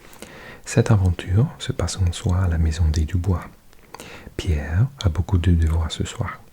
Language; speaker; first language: French; non-native, learner; English